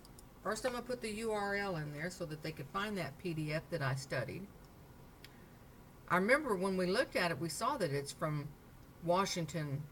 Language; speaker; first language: English; native; English